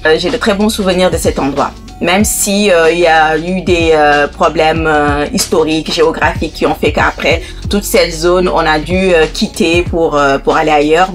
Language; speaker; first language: French; non-native, local second language; Wolof